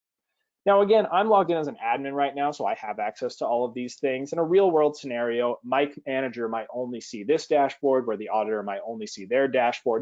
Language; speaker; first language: English; native; English